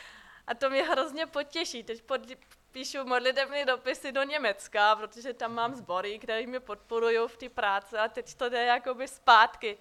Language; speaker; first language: Czech; non-native, fluent; German